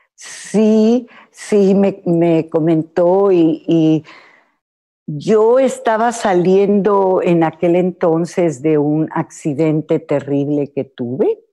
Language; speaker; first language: Spanish; native; Spanish